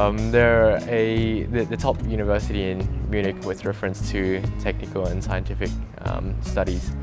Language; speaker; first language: English; native; English